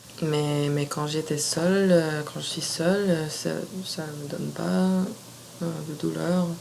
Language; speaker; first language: French; non-native, fluent; English